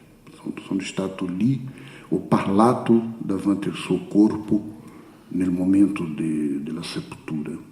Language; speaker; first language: Italian; non-native, fluent; Portuguese